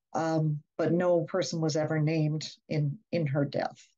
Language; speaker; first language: English; native; English